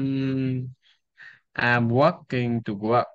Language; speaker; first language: English; non-native, learner; Vietnamese